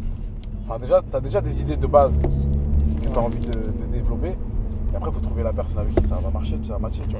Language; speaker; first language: French; native; French